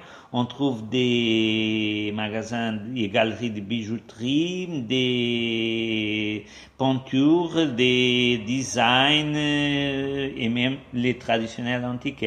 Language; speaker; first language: French; non-native, fluent; Portuguese